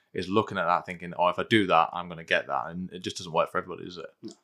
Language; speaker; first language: English; native; English